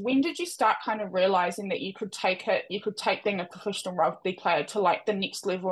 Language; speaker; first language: English; native; English